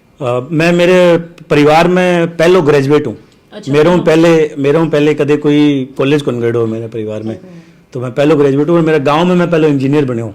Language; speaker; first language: Hindi; native; Hindi